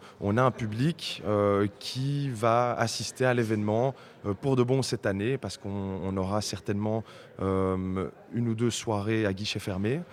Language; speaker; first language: French; native; French